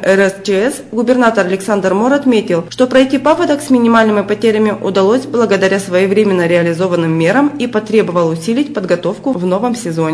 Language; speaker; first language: Russian; native; Russian